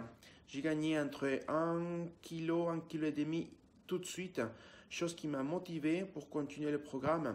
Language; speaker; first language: French; non-native, fluent; Spanish